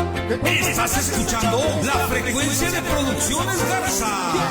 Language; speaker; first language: Spanish; native; Spanish